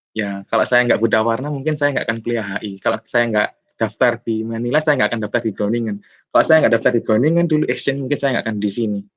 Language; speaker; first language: Indonesian; native; Indonesian